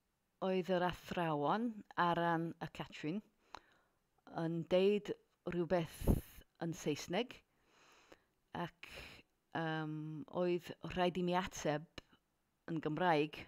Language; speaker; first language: Welsh; non-native, learner; English